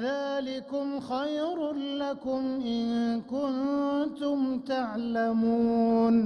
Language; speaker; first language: Arabic; native; Arabic